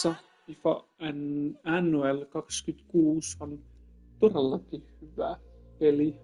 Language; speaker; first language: Finnish; non-native, learner; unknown